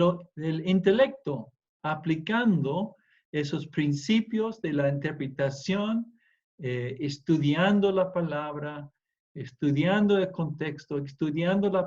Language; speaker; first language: Spanish; non-native, fluent; English